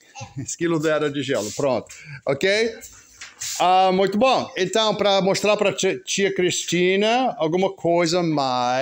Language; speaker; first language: Portuguese; non-native, fluent; English